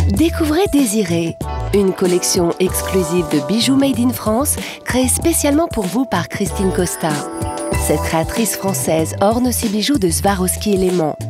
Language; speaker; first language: French; native; French